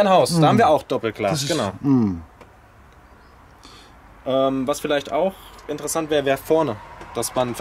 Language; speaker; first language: German; native; German